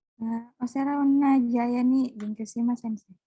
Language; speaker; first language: Japanese; non-native, learner; Indonesian